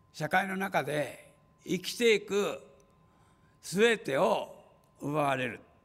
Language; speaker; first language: Japanese; native; Japanese